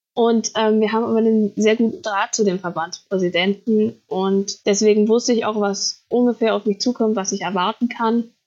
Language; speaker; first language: German; native; German